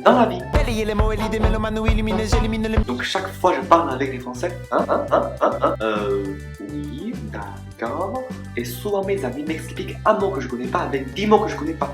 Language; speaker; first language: French; non-native, learner; Chinese